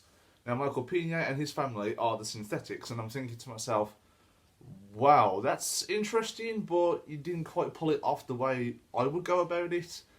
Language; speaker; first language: English; native; English